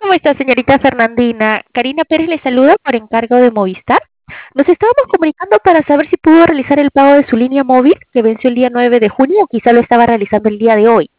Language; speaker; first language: Spanish; native; Spanish